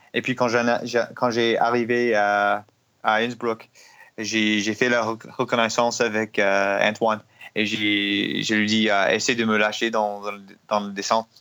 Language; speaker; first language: French; non-native, learner; English